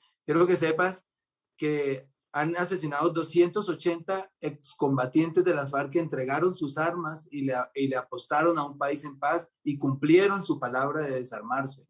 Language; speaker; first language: Spanish; native; Spanish